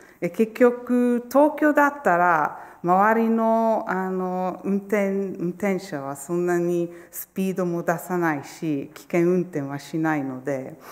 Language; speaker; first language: Japanese; non-native, fluent; Italian